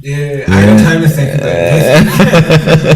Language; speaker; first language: English; native; English